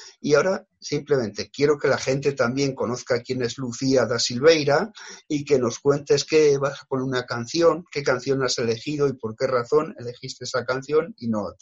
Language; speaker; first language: Spanish; native; Spanish